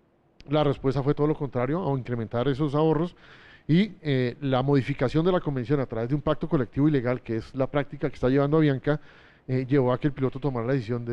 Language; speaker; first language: Spanish; native; Spanish